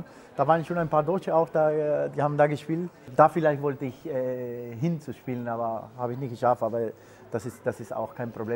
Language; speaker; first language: German; non-native, fluent; Spanish